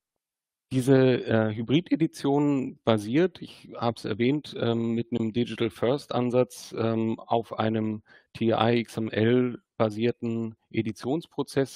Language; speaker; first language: German; native; German